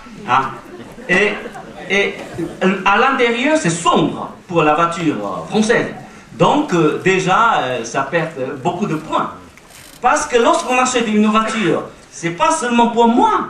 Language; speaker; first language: French; non-native, fluent; Chinese